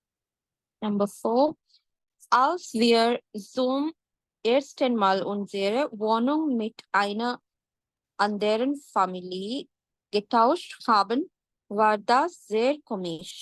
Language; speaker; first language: German; non-native, learner; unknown